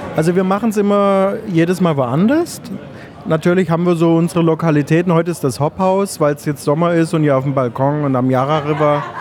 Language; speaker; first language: German; native; German